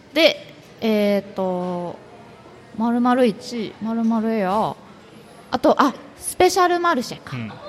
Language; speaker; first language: Japanese; native; Japanese